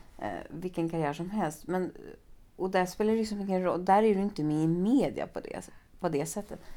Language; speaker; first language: Swedish; native; Swedish